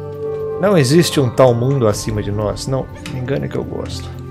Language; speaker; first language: Portuguese; native; Portuguese